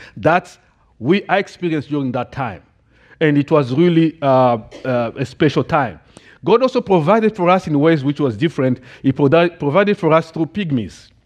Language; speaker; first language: English; non-native, fluent; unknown